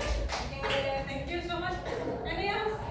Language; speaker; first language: English; non-native, fluent; Indonesian